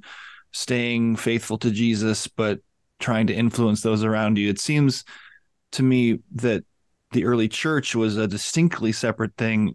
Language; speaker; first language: English; native; English